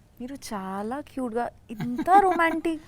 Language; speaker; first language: Telugu; non-native, learner; Bangla